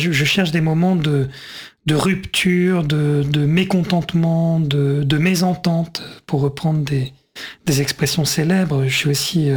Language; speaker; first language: French; native; French